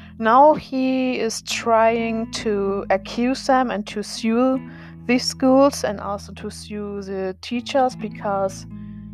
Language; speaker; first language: English; non-native, fluent; German